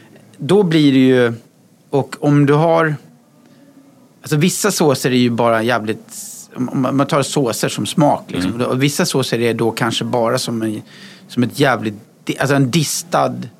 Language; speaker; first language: Swedish; native; Swedish